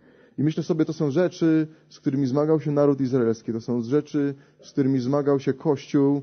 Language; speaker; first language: Polish; native; Polish